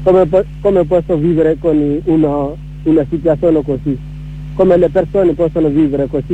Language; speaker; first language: Italian; non-native, learner; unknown